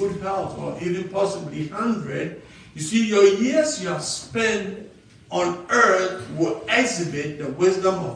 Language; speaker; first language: English; non-native, local second language; Akan